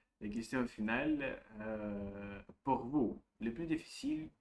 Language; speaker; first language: French; non-native, learner; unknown